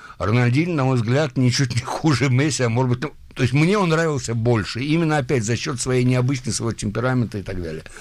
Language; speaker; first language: Russian; early bilingual, heritage; Russian